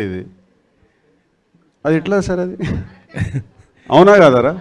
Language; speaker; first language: Telugu; native; Telugu